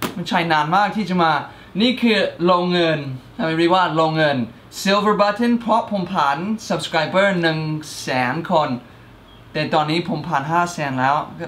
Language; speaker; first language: Thai; non-native, fluent; English